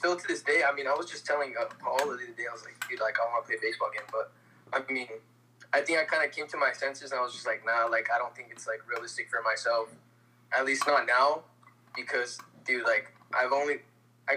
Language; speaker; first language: English; native; English